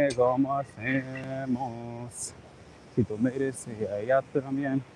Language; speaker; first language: Spanish; non-native, learner; English